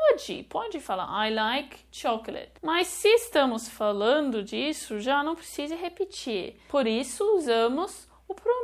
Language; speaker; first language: Portuguese; non-native, fluent; English